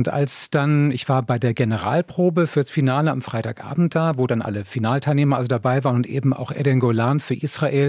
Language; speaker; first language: German; native; German